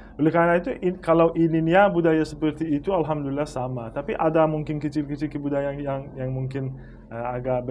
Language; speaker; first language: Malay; non-native, fluent; Persian